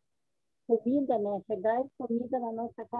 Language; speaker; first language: Spanish; non-native, learner; Portuguese